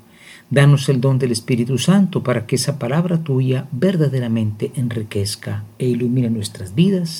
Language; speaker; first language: Spanish; native; Spanish